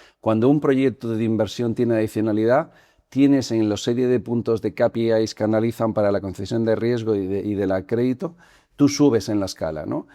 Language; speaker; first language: Spanish; native; Spanish